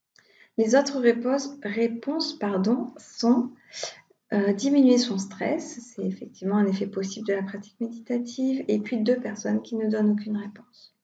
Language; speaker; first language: French; native; French